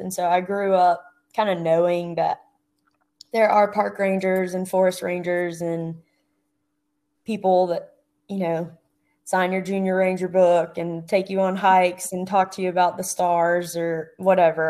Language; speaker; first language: English; native; English